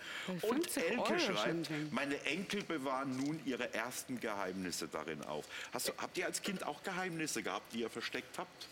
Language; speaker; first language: German; native; German